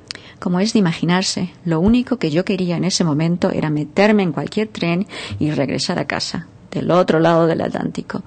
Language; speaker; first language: Spanish; native; Spanish